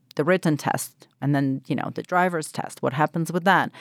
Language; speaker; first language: English; non-native, fluent; Ukrainian